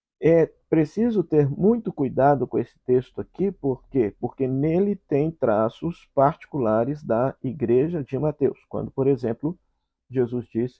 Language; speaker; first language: Portuguese; native; Portuguese